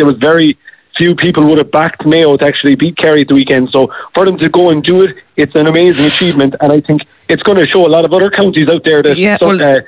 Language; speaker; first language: English; native; English